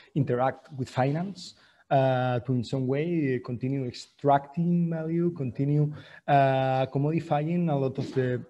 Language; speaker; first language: English; non-native, fluent; Spanish